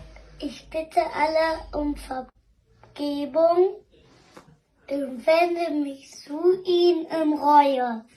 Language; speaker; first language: German; early bilingual, other home language; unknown